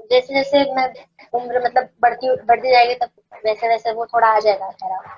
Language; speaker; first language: Hindi; non-native, local second language; Marathi